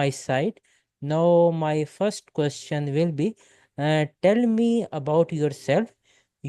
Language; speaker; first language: English; non-native, local second language; Urdu